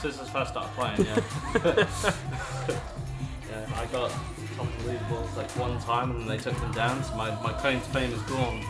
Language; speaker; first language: English; native; English